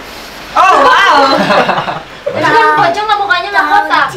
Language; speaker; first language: Indonesian; native; Indonesian